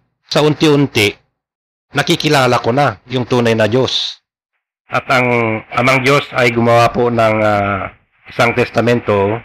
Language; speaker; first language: Filipino; non-native, local second language; Iloko